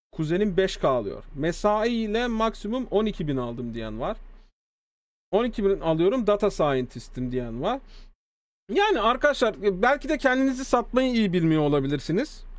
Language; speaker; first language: Turkish; early bilingual, heritage; Turkish